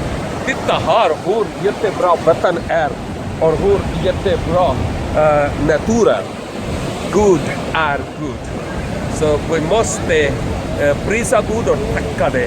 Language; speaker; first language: Swedish; non-native, learner; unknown